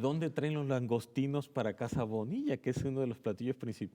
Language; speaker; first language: Spanish; native; Spanish